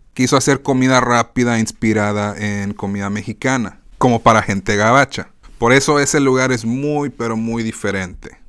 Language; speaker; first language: Spanish; native; Spanish